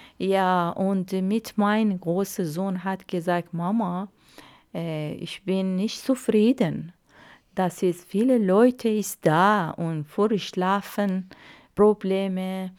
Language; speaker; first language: German; non-native, learner; Arabic